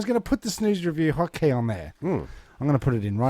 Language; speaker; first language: English; native; English